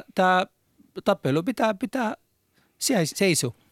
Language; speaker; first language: Finnish; non-native, learner; Arabic